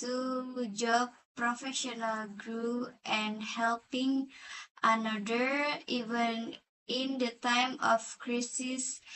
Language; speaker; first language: English; non-native, learner; Indonesian